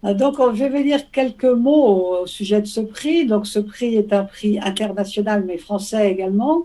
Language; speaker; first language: French; native; French